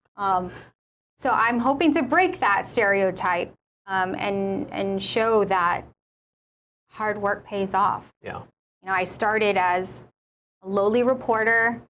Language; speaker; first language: English; native; English